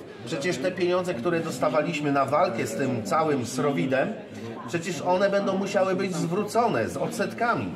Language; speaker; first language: Polish; native; Polish